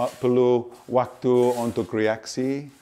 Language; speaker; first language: Indonesian; non-native, learner; English